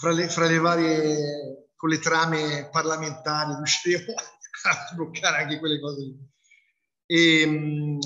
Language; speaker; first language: Italian; native; Italian